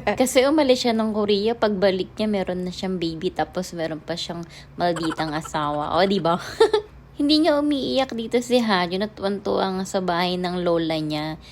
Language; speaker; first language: Filipino; native; Filipino